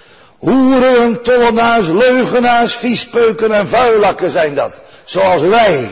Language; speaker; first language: Dutch; native; Dutch